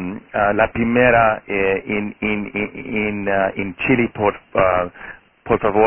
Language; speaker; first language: Spanish; non-native, fluent; Portuguese